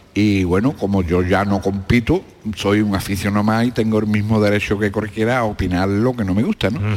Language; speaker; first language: Spanish; native; Spanish